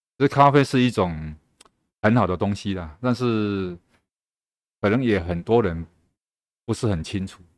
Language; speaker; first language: Chinese; native; Chinese